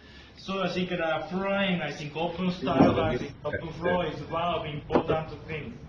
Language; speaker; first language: English; non-native, fluent; Japanese